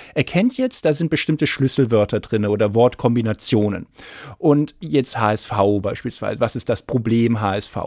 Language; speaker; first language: German; native; German